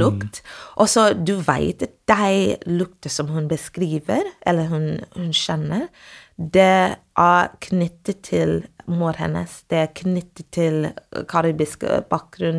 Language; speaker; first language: Norwegian; non-native, fluent; English